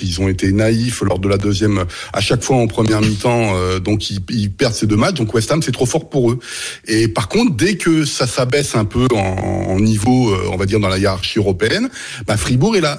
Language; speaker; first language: French; native; French